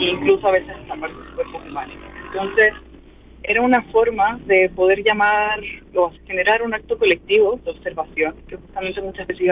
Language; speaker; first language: Spanish; native; Spanish